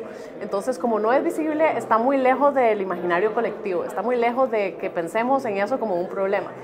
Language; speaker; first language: Spanish; native; Spanish